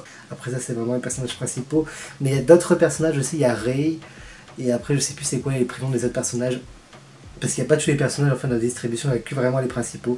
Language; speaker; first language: French; native; French